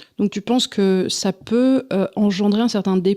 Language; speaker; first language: French; native; French